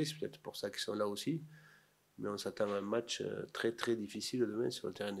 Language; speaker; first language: French; native; French